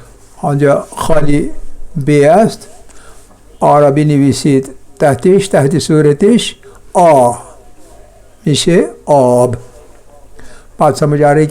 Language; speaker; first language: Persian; non-native, fluent; Kashmiri